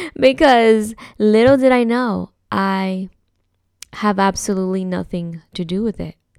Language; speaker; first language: English; early bilingual, other home language; Spanish